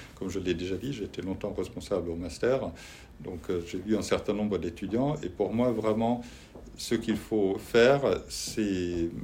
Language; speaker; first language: French; non-native, fluent; German